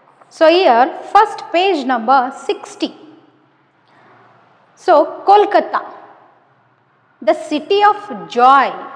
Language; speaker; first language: English; non-native, local second language; Kannada